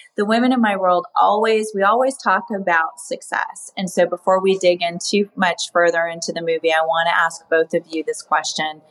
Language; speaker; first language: English; native; English